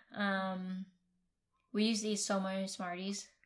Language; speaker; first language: English; early bilingual, other home language; Vietnamese